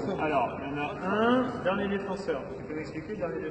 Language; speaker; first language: French; native; French